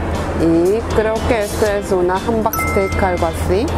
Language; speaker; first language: Spanish; non-native, learner; Korean